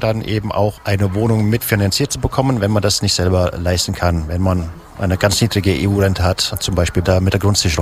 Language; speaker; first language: German; native; German